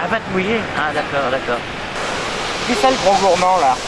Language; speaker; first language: French; native; French